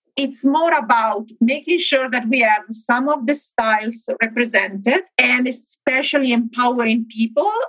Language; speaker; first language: English; non-native, fluent; Italian